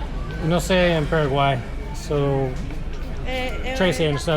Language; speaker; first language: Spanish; non-native, learner; English